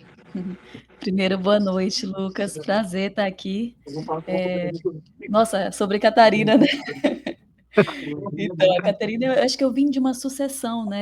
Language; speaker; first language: Portuguese; native; Portuguese